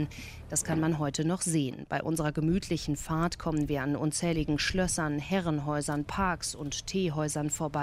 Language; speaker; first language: German; native; German